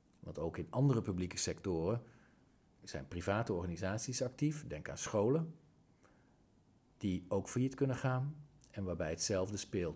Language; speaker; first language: Dutch; native; Dutch